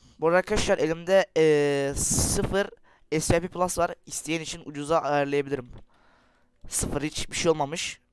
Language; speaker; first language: Turkish; native; Turkish